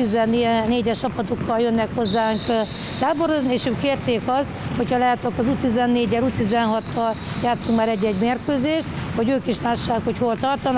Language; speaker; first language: Hungarian; native; Hungarian